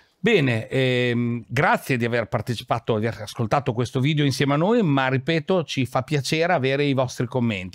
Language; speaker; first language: Italian; native; Italian